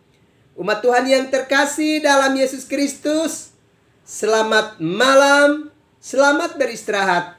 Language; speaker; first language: Indonesian; native; Indonesian